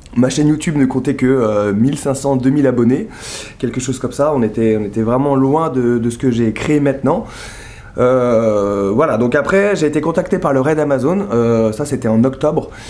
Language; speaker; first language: French; native; French